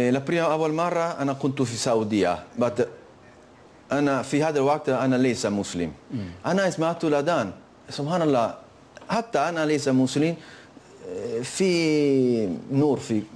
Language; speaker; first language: Arabic; non-native, learner; Italian